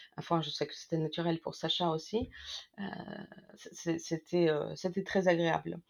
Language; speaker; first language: French; non-native, fluent; Ukrainian